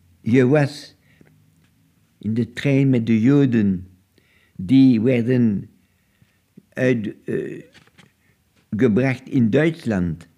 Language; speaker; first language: Dutch; non-native, local second language; French